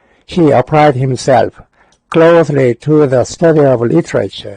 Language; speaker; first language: English; non-native, fluent; Korean